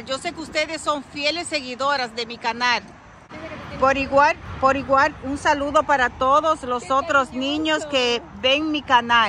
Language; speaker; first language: Spanish; native; Spanish